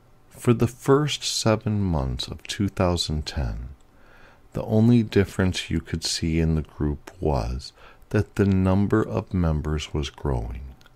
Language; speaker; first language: English; native; English